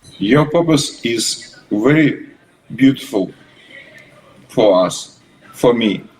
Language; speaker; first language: English; non-native, learner; Russian